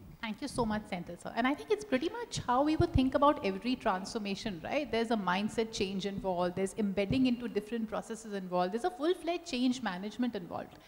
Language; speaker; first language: English; non-native, local second language; Hindi